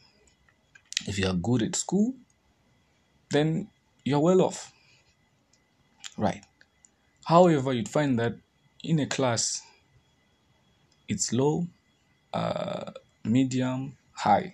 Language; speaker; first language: English; non-native, local second language; Shona